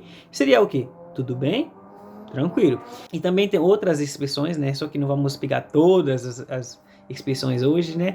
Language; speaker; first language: Portuguese; non-native, fluent; Haitian Creole